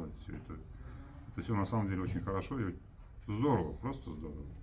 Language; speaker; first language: Russian; native; Russian